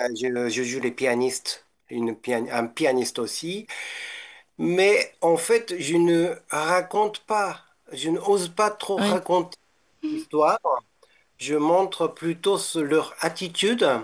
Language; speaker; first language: French; non-native, fluent; Japanese